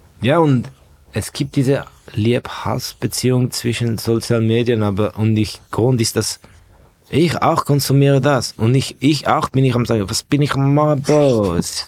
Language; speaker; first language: German; non-native, fluent; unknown